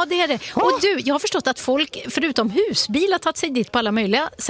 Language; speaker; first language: Swedish; native; Swedish